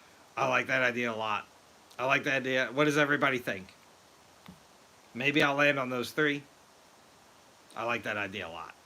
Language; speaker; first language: English; native; English